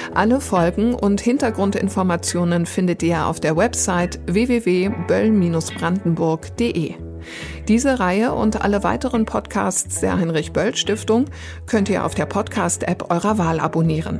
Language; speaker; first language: German; native; German